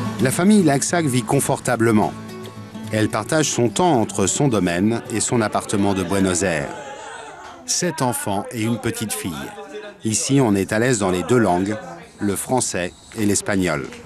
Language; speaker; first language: French; native; French